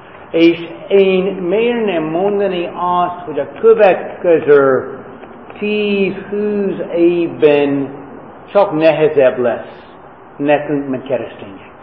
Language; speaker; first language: Hungarian; non-native, fluent; English